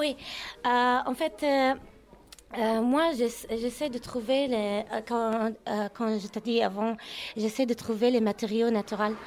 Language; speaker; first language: French; non-native, learner; Arabic